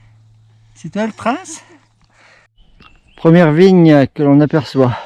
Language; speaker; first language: French; native; French